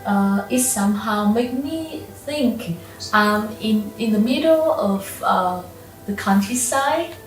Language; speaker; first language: English; non-native, local second language; Vietnamese